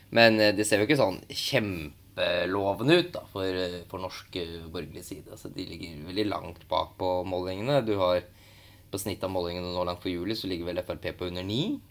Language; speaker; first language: Norwegian; native; Norwegian